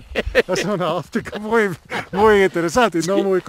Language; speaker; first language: Spanish; non-native, learner; English